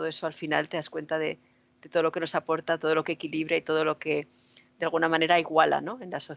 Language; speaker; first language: Spanish; native; Spanish